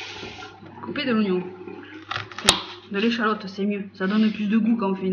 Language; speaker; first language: French; native; French